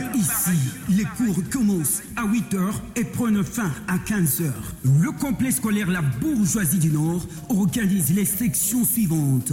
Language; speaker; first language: French; non-native, local second language; Swahili